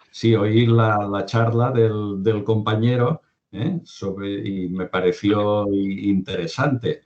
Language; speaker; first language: Spanish; non-native, local second language; Catalan